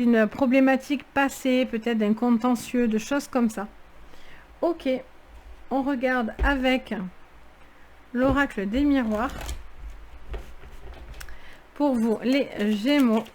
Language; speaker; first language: French; native; French